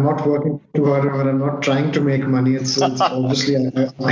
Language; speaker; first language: English; non-native, local second language; Hindi